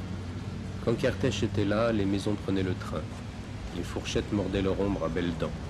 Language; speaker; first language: French; native; French